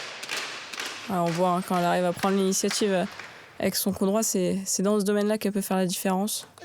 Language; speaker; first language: French; native; French